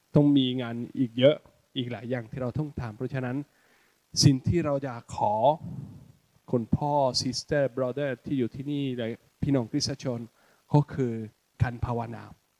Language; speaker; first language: Thai; non-native, fluent; Spanish